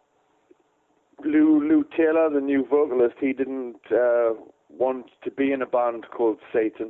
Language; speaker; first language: English; native; English